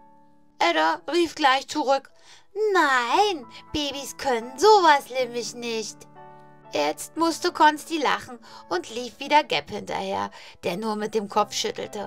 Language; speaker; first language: German; native; German